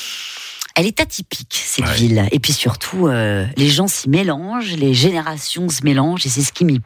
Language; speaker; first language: French; native; French